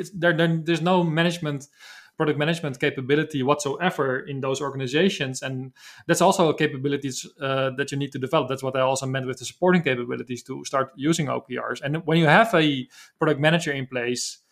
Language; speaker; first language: English; non-native, fluent; Dutch